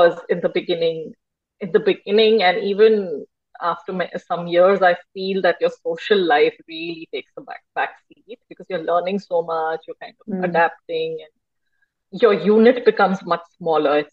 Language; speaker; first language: English; non-native, local second language; Hindi